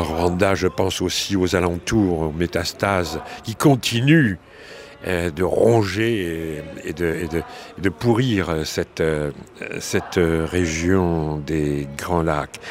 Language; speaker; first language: French; native; French